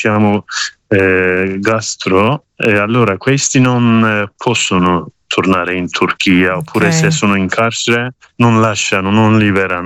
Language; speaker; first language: Italian; non-native, learner; Kurdish